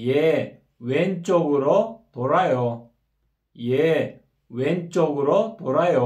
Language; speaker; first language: Korean; non-native, fluent; Kyrgyz